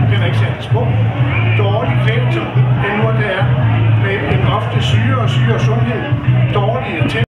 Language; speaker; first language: Danish; native; Danish